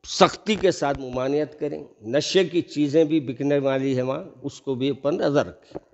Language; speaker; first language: Hindi; non-native, local second language; Urdu